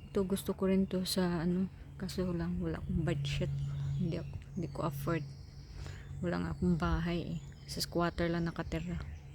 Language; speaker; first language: Filipino; non-native, local second language; Cebuano